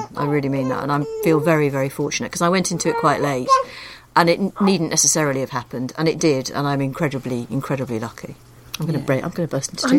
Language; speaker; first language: English; native; English